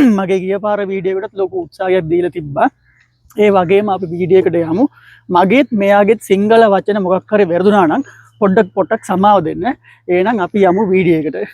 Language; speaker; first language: Sinhala; non-native, local second language; Tamil